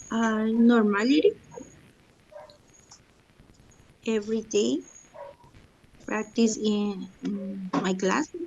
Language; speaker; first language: English; non-native, learner; Spanish